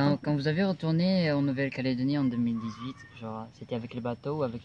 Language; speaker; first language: French; non-native, learner; Indonesian